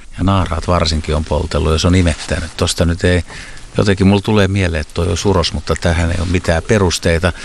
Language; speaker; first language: Finnish; native; Finnish